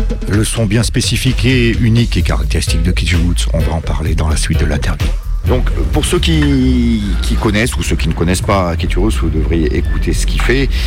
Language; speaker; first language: French; native; French